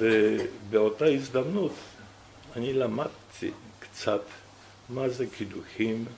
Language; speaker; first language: Hebrew; non-native, fluent; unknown